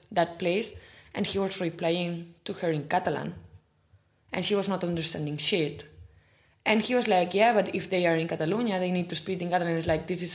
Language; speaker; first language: English; non-native, fluent; Spanish